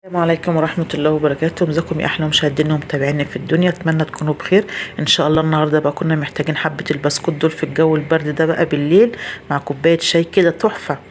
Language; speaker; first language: Arabic; native; Arabic